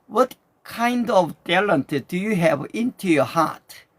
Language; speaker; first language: English; non-native, learner; Korean